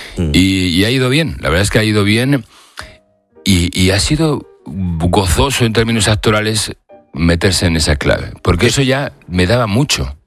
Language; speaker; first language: Spanish; native; Spanish